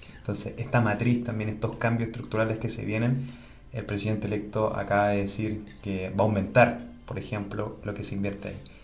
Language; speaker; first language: Spanish; native; Spanish